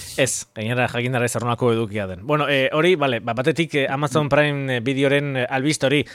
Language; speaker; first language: Basque; native; Basque